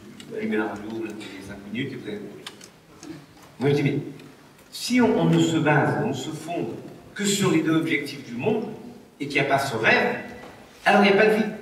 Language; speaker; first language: French; native; French